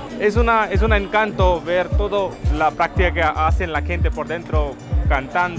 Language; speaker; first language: Spanish; non-native, fluent; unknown